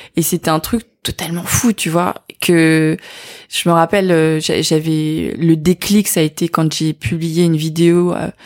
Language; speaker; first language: French; native; French